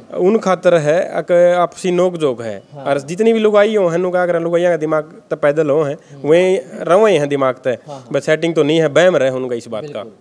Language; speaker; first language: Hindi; native; Hindi